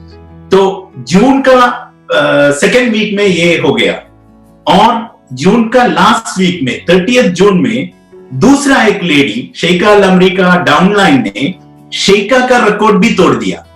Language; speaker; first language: Hindi; non-native, local second language; Malayalam